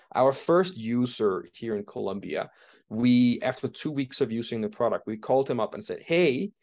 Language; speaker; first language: English; non-native, fluent; Danish